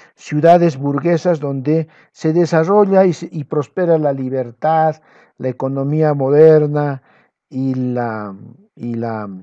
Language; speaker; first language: Spanish; non-native, local second language; Quechua